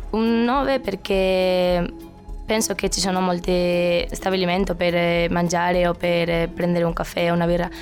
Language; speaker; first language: Italian; non-native, learner; Spanish